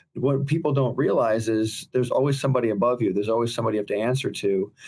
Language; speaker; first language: English; native; English